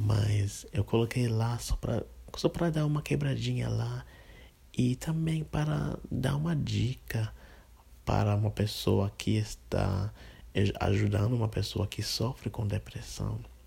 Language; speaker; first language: Portuguese; non-native, fluent; English